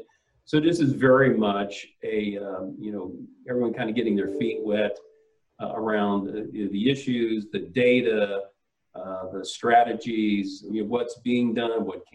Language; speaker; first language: English; native; English